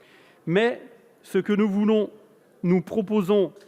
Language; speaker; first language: French; native; French